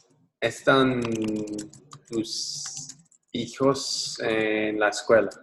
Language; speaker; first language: Spanish; non-native, learner; English